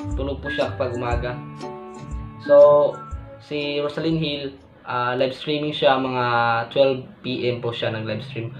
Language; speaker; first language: Filipino; non-native, local second language; Cebuano